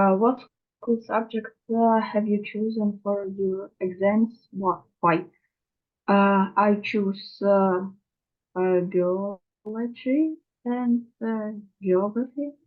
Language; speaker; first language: English; non-native, learner; Russian